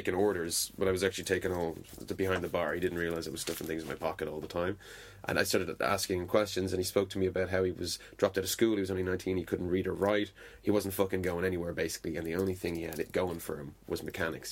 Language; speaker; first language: English; native; English